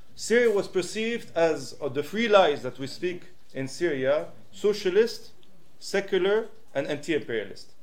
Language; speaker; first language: English; non-native, fluent; French